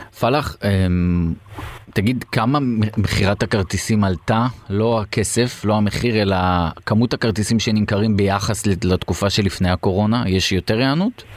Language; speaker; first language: Hebrew; native; Hebrew